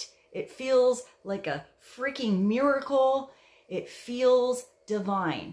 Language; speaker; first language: English; native; English